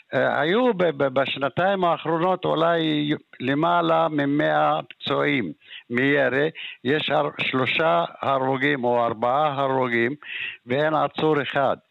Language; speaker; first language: Hebrew; non-native, local second language; Arabic